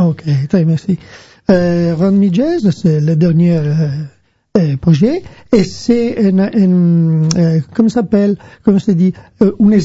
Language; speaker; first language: French; non-native, learner; Italian